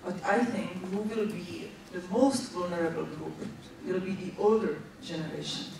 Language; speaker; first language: English; non-native, fluent; Czech